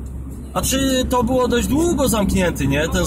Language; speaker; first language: Polish; native; Polish